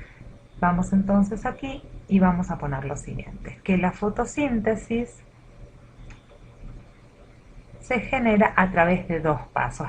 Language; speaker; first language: Spanish; native; Spanish